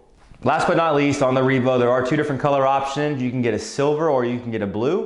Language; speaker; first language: English; native; English